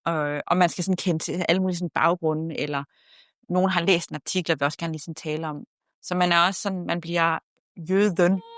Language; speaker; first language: Danish; native; Danish